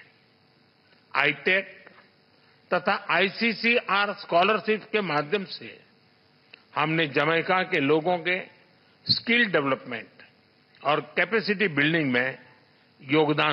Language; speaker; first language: Hindi; native; Hindi